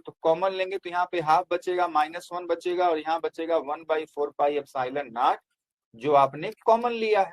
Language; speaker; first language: Hindi; native; Hindi